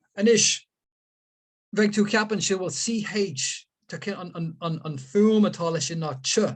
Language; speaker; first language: Irish; non-native, local second language; English